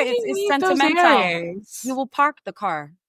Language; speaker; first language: English; native; English